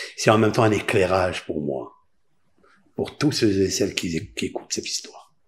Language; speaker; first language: French; non-native, local second language; Spanish